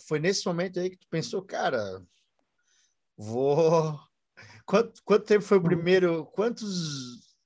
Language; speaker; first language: Portuguese; native; Portuguese